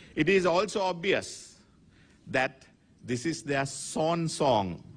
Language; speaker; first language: English; non-native, local second language; Sinhala